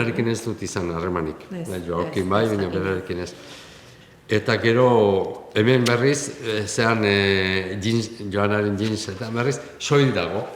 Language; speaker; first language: Basque; native; Basque